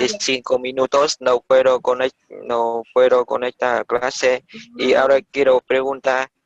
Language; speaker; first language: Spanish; non-native, learner; Vietnamese